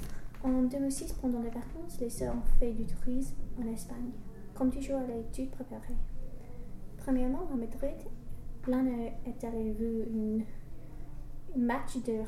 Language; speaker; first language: French; non-native, learner; English